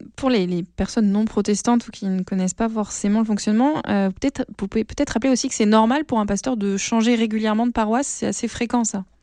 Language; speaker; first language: French; native; French